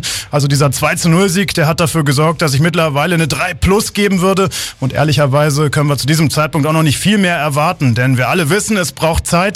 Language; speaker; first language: German; native; German